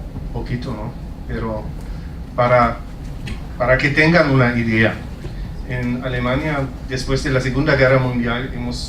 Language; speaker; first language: Spanish; non-native, fluent; German